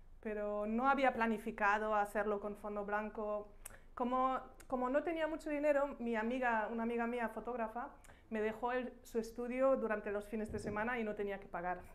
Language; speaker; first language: Spanish; non-native, fluent; German